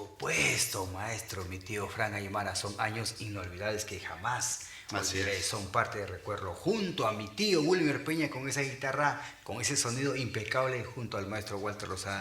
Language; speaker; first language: Spanish; native; Spanish